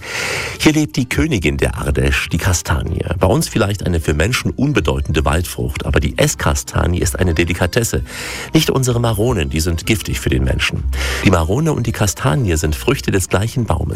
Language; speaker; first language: German; native; German